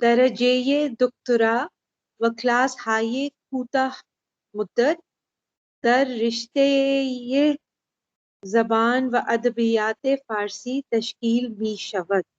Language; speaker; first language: Persian; non-native, learner; Urdu